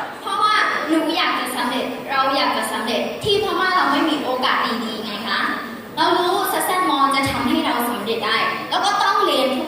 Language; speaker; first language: Thai; non-native, fluent; Burmese